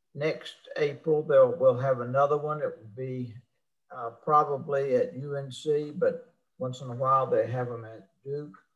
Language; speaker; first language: English; native; English